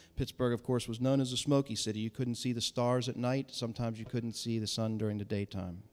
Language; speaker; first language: English; native; English